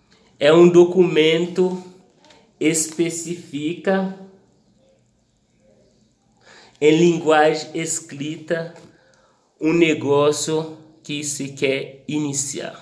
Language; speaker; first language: Portuguese; non-native, local second language; Haitian Creole